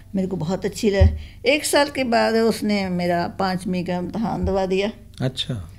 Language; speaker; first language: Hindi; non-native, local second language; Punjabi